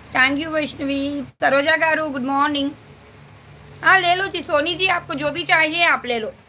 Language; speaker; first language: Hindi; non-native, local second language; Telugu